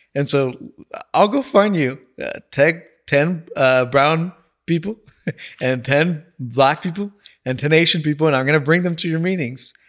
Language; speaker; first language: English; non-native, fluent; Spanish